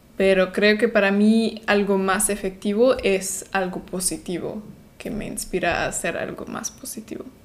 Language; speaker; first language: Spanish; non-native, fluent; German